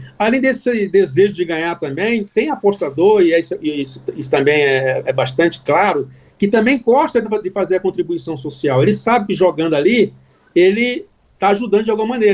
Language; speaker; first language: Portuguese; native; Portuguese